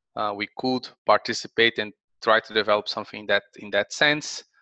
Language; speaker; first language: English; non-native, fluent; Portuguese